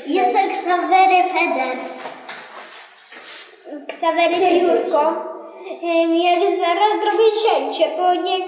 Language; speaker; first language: Polish; early bilingual, heritage; Polish